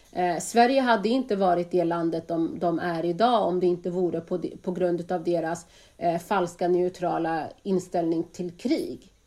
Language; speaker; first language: Swedish; native; Swedish